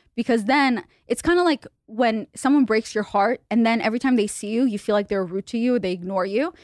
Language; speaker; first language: English; non-native, fluent; Hebrew